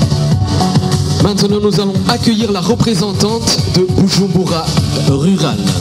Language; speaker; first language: French; non-native, local second language; Rundi